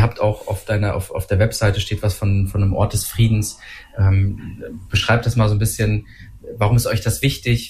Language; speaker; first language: German; native; German